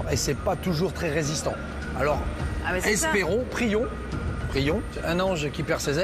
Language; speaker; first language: French; native; French